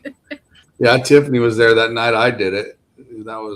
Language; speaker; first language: English; native; English